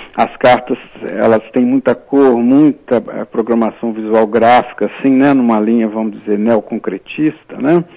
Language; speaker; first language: Portuguese; native; Portuguese